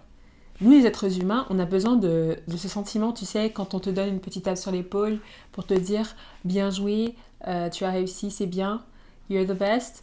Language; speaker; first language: French; native; French